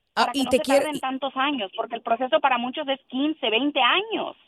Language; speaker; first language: Spanish; native; Spanish